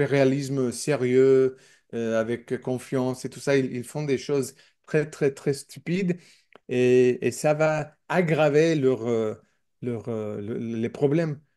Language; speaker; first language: French; non-native, learner; English